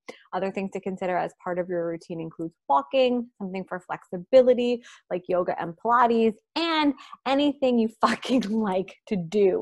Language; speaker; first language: English; native; English